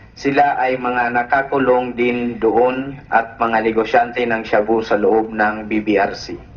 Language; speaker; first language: Filipino; non-native, local second language; Cebuano